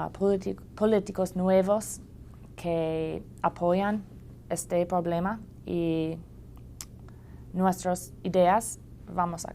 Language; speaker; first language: Spanish; non-native, learner; English